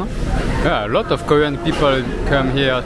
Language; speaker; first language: English; non-native, fluent; French